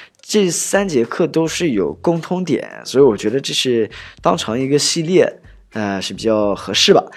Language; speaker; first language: Chinese; non-native, fluent; English